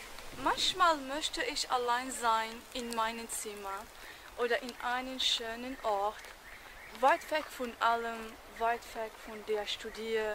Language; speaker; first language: German; non-native, learner; Arabic